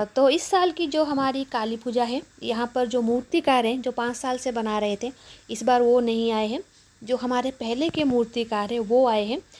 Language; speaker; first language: Hindi; non-native, local second language; Bangla